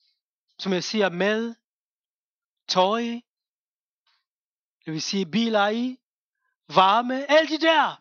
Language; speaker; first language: Danish; non-native, fluent; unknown